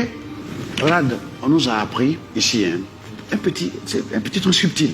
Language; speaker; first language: French; non-native, local second language; Dyula